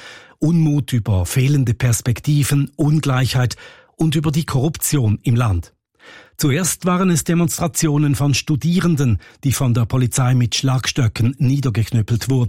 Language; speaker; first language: German; native; German